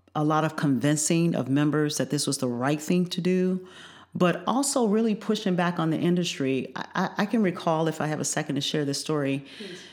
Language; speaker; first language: English; native; English